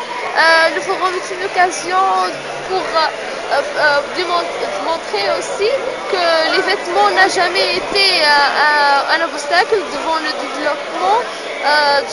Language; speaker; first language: French; non-native, learner; Arabic